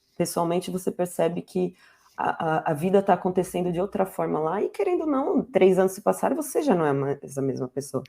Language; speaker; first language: Portuguese; native; Portuguese